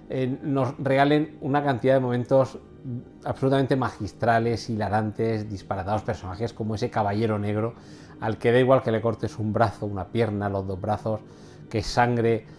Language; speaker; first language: Spanish; native; Spanish